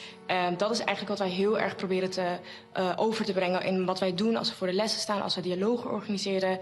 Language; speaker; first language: Dutch; native; Dutch